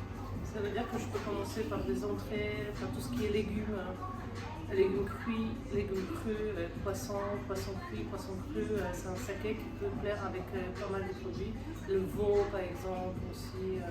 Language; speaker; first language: French; non-native, fluent; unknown